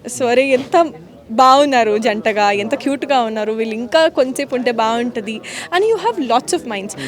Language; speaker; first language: Telugu; native; Telugu